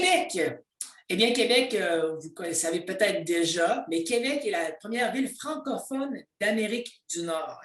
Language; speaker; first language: French; native; French